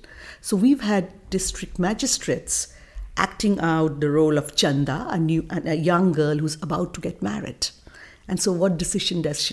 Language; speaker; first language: English; non-native, local second language; Bangla